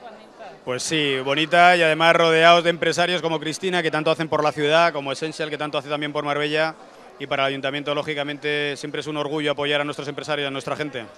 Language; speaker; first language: Spanish; native; Spanish